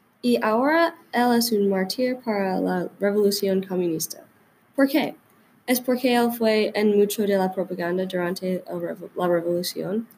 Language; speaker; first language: Spanish; non-native, learner; English